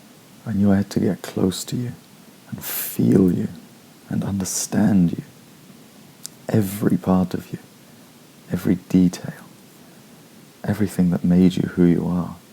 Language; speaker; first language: English; native; English